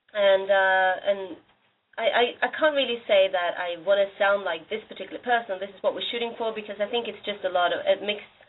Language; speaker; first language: English; non-native, fluent; Norwegian